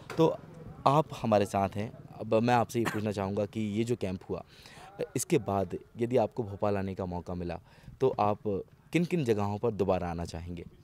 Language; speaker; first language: Hindi; native; Hindi